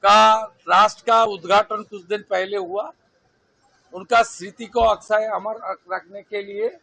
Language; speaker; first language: Hindi; non-native, local second language; Bangla